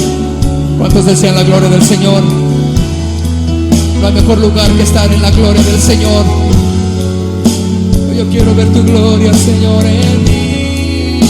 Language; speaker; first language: Spanish; native; Spanish